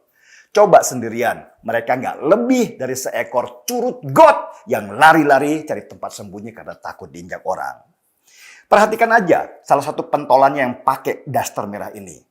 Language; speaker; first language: Indonesian; native; Indonesian